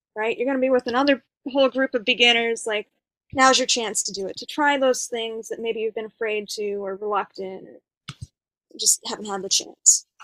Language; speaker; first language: English; native; English